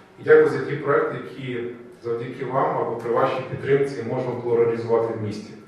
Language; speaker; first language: Ukrainian; native; Ukrainian